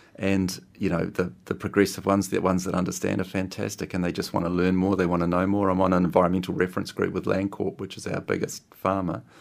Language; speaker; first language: English; native; English